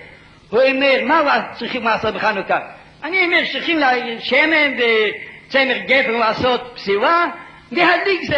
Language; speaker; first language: Hebrew; non-native, fluent; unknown